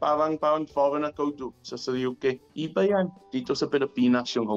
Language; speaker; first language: Filipino; non-native, learner; English